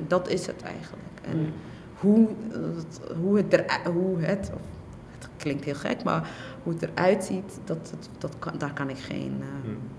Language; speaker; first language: Dutch; early bilingual, other home language; Somali